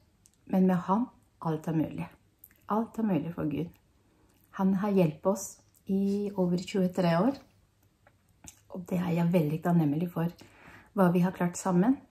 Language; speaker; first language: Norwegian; non-native, learner; Spanish